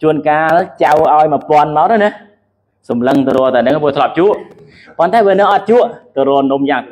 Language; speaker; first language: Khmer; native; Khmer